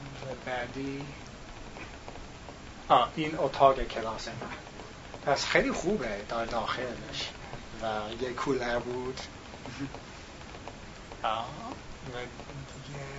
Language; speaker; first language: Tajik; non-native, learner; English